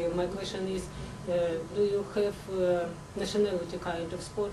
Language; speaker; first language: English; non-native, learner; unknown